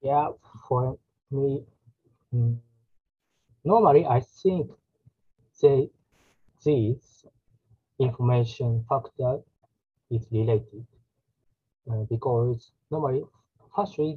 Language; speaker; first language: English; non-native, learner; Japanese